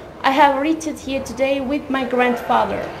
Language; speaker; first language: English; non-native, learner; Uzbek